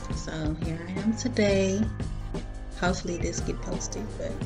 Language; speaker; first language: English; native; English